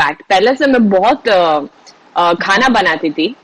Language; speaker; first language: Hindi; non-native, learner; Swedish